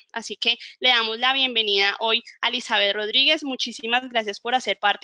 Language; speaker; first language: Spanish; native; Spanish